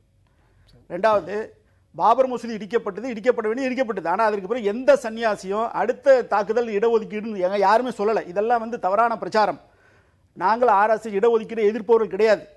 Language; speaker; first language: Tamil; native; Tamil